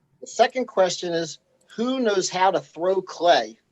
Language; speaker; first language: English; native; English